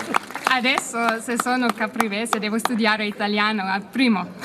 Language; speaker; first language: Italian; non-native, fluent; German